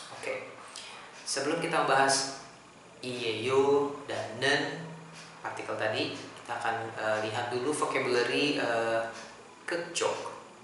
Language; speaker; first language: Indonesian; native; Indonesian